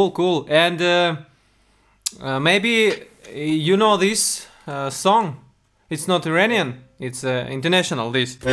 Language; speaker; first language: English; non-native, learner; Russian